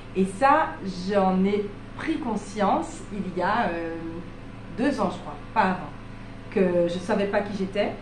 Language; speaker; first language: French; native; French